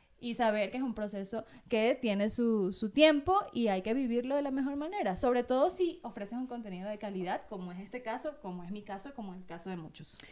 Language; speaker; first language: Spanish; native; Spanish